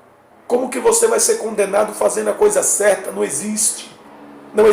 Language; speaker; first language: Portuguese; native; Portuguese